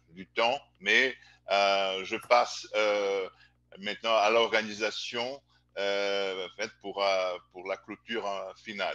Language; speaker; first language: French; non-native, fluent; Portuguese